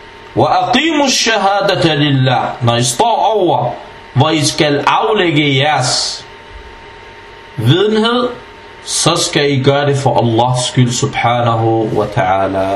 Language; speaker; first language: Danish; non-native, fluent; Arabic